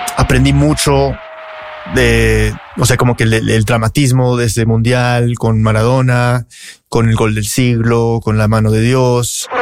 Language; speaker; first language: Spanish; early bilingual, heritage; Spanish